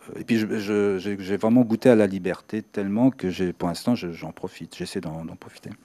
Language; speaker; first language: French; non-native, fluent; Serbian